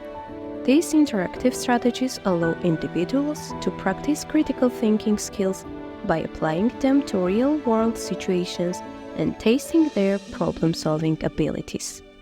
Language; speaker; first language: English; non-native, fluent; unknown